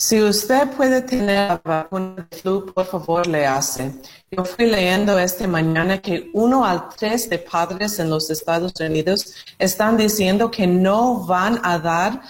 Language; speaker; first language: Spanish; non-native, learner; English